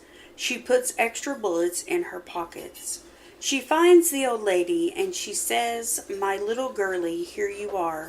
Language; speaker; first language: English; native; English